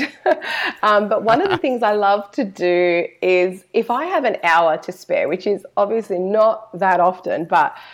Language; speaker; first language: English; native; English